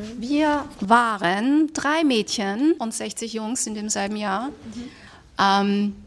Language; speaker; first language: German; early bilingual, other home language; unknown